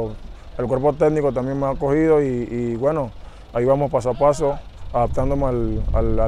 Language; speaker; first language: Spanish; native; Spanish